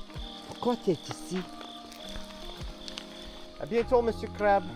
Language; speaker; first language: French; non-native, learner; English